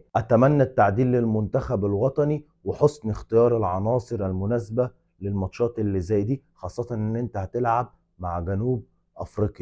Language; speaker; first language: Arabic; native; Arabic